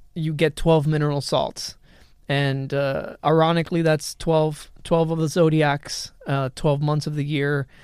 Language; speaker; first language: English; early bilingual, other home language; Spanish